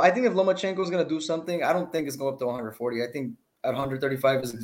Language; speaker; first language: English; non-native, fluent; Spanish